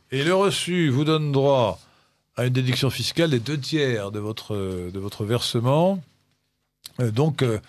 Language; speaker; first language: French; native; French